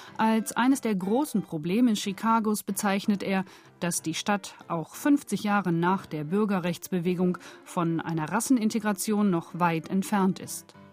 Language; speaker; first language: German; native; German